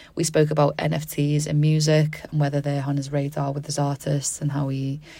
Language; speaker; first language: English; native; English